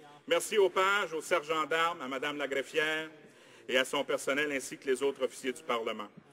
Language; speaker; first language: French; native; French